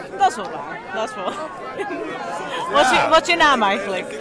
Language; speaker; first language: Dutch; non-native, fluent; English